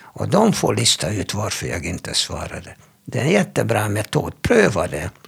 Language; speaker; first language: Swedish; non-native, fluent; Hebrew